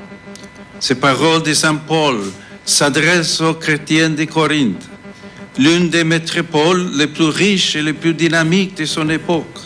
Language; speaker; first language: French; non-native, fluent; English